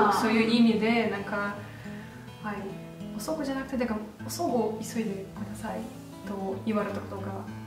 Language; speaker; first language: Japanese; non-native, fluent; Russian